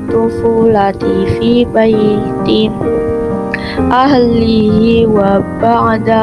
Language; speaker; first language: Arabic; non-native, learner; Indonesian